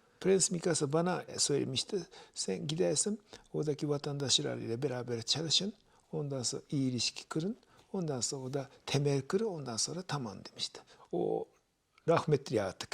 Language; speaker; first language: Turkish; non-native, fluent; Japanese